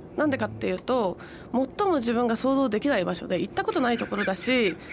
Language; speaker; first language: Japanese; native; Japanese